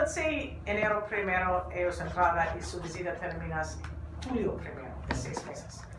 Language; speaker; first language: Spanish; non-native, learner; English